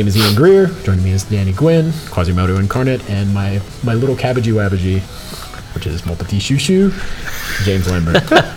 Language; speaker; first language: English; native; English